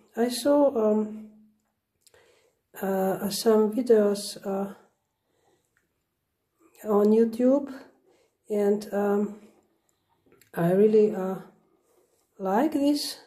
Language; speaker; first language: English; non-native, learner; Slovenian